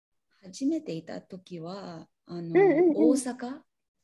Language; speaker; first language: Japanese; non-native, learner; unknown